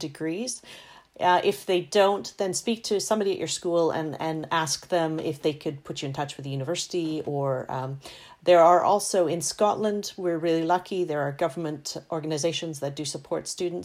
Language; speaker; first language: English; native; English